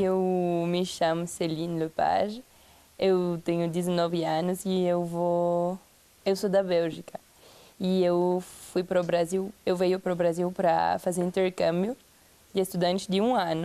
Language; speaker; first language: Portuguese; non-native, fluent; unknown